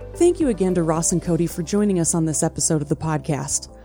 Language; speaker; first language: English; native; English